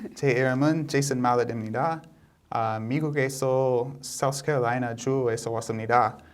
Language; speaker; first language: Korean; non-native, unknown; English